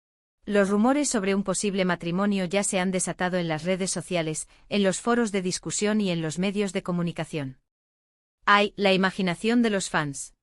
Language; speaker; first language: Spanish; native; Spanish